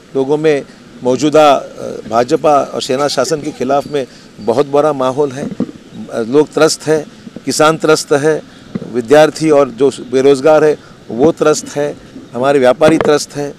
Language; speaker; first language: Hindi; non-native, local second language; Marathi